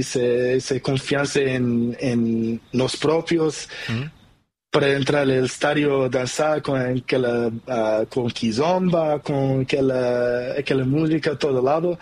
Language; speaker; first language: Spanish; non-native, learner; Portuguese